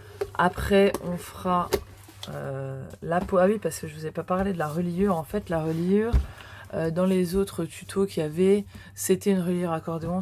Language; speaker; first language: French; native; French